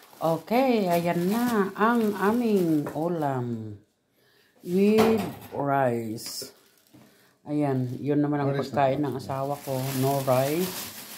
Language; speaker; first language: Filipino; non-native, local second language; Iloko